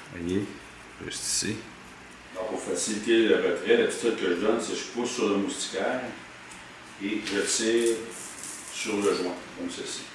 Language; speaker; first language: French; native; French